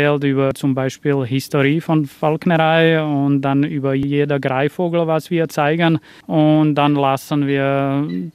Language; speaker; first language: German; non-native, fluent; Slovak